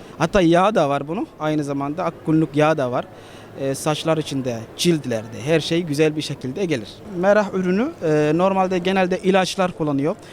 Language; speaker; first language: Turkish; non-native, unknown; Somali